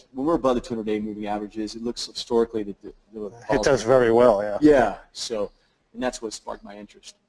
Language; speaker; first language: English; native; English